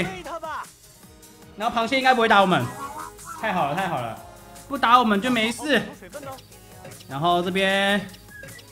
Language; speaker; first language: Chinese; native; Chinese